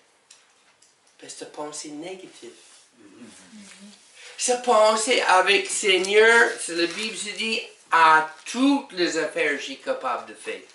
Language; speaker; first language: French; non-native, learner; English